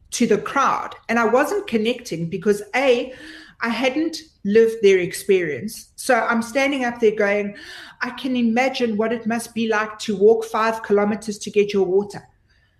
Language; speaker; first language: English; native; English